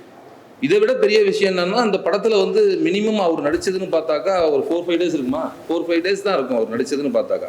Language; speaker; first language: Tamil; native; Tamil